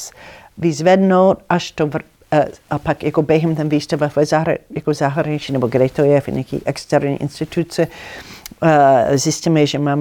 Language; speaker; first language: Czech; non-native, learner; English